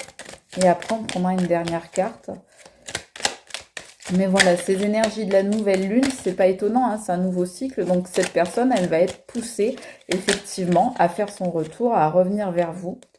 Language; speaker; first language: French; native; French